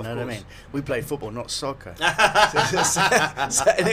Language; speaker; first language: English; native; English